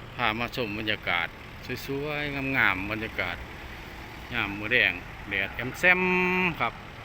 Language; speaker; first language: Thai; non-native, local second language; Northeastern Thai